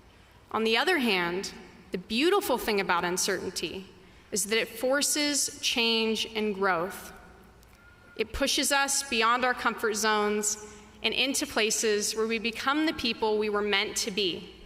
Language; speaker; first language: English; native; English